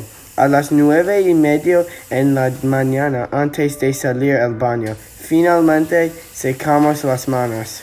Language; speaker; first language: Spanish; non-native, learner; English